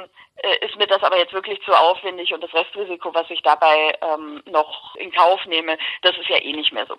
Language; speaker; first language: German; native; German